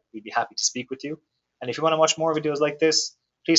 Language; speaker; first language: English; native; English